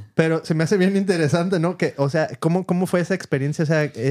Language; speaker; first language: Spanish; native; Spanish